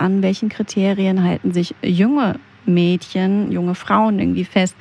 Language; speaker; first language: German; native; German